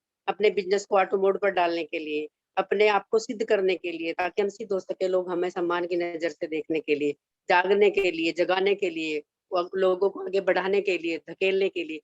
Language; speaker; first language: Hindi; native; Hindi